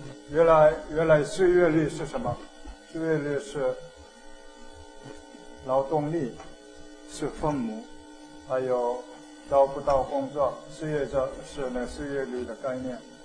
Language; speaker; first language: Chinese; non-native, fluent; Korean